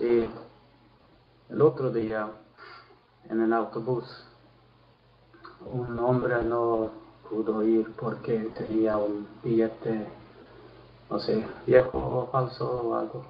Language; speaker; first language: Spanish; non-native, fluent; Swedish